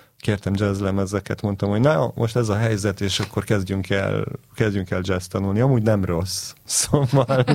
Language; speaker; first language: Hungarian; early bilingual, heritage; Hebrew